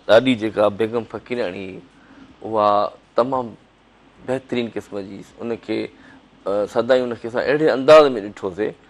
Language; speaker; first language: Sindhi; native; Sindhi